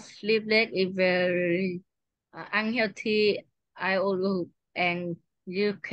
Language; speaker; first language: English; non-native, learner; Vietnamese